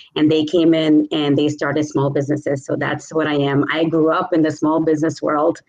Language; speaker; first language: English; native; English